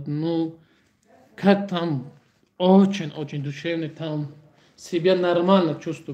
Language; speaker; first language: Russian; non-native, learner; Tajik